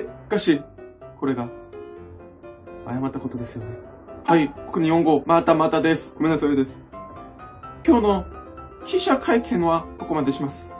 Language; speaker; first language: Japanese; non-native, fluent; Korean